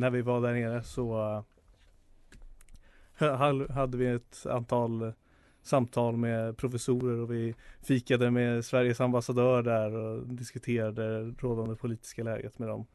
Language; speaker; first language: Swedish; native; Swedish